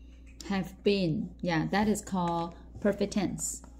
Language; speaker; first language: English; non-native, fluent; Chinese